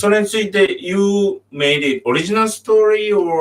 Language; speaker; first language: English; non-native, learner; Japanese